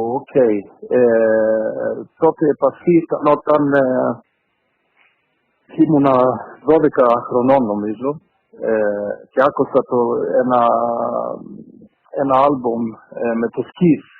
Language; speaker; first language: Greek; early bilingual, heritage; Greek